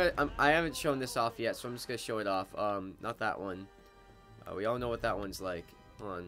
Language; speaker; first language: English; native; English